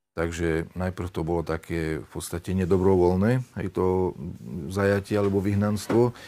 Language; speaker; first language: Slovak; native; Slovak